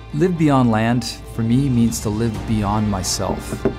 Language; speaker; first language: English; native; English